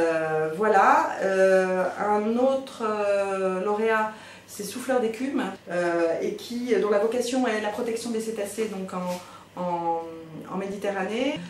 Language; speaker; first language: French; native; French